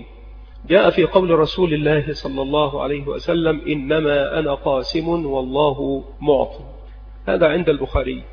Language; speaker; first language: Arabic; native; Arabic